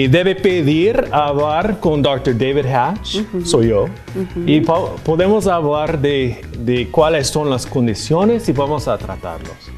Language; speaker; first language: Spanish; non-native, fluent; English